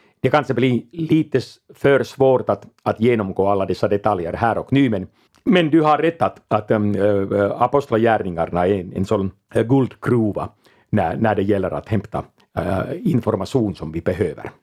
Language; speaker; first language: Swedish; non-native, local second language; Finnish